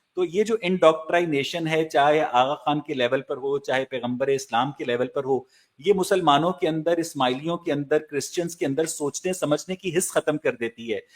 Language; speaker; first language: Urdu; native; Urdu